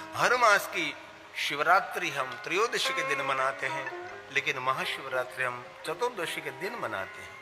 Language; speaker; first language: Hindi; non-native, local second language; Gujarati